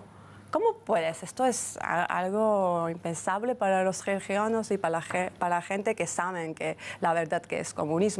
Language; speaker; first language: Spanish; non-native, fluent; Georgian